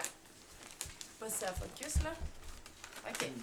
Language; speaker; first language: French; native; French